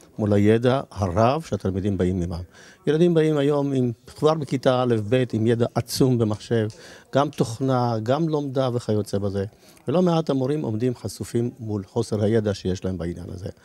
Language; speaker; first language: Hebrew; native; Hebrew